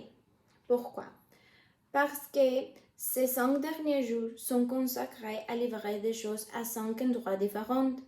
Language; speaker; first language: French; non-native, learner; Spanish